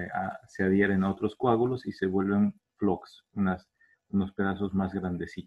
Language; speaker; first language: Spanish; native; Spanish